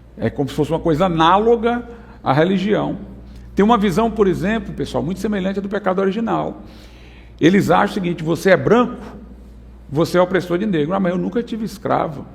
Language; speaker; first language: Portuguese; native; Portuguese